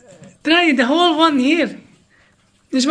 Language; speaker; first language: English; non-native, local second language; Filipino